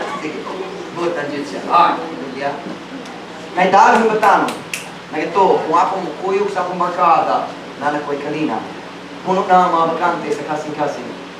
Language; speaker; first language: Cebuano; non-native, fluent; English